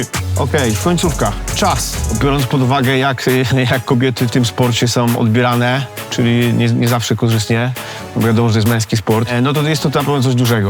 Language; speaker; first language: Polish; native; Polish